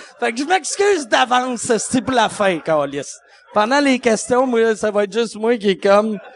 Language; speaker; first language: French; native; French